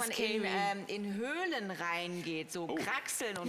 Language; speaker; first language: German; native; German